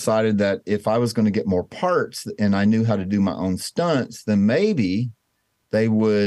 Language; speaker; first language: English; native; English